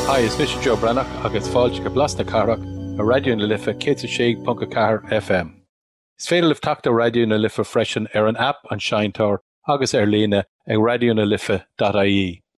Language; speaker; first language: Irish; non-native, local second language; English